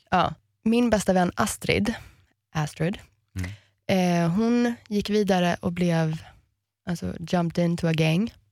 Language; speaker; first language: Swedish; early bilingual, heritage; Swedish